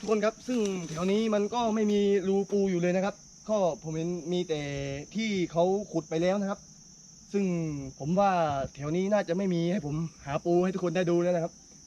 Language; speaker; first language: Thai; native; Thai